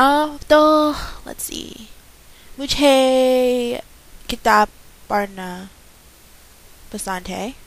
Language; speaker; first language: Hindi; non-native, learner; English